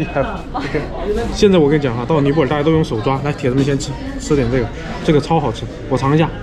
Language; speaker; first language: Chinese; native; Chinese